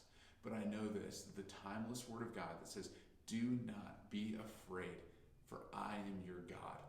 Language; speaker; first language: English; native; English